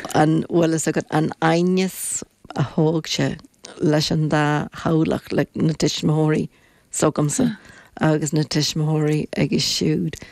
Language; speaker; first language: Irish; non-native, local second language; English